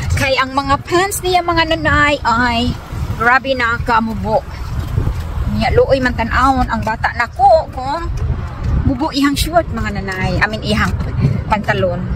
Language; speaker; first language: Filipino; non-native, local second language; Cebuano